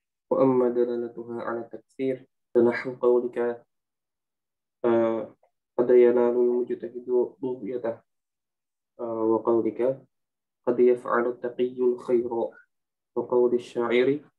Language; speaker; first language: Arabic; non-native, learner; Indonesian